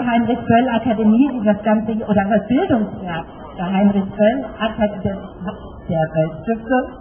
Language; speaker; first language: German; native; German